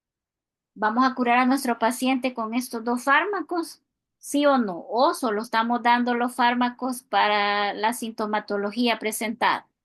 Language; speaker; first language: Spanish; native; Spanish